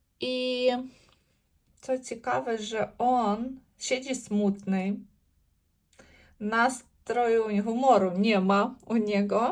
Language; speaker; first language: Polish; non-native, learner; Ukrainian